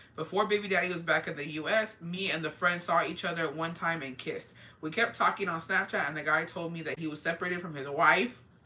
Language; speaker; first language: English; early bilingual, other home language; Spanish